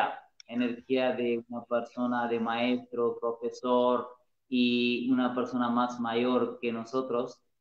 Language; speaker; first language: Spanish; non-native, learner; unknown